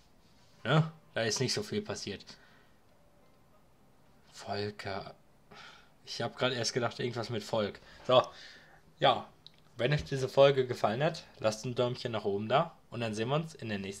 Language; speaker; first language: German; native; German